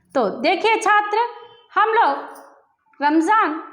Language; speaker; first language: Hindi; non-native, local second language; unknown